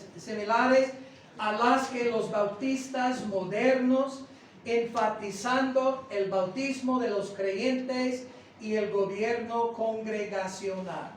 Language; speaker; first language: Spanish; non-native, fluent; English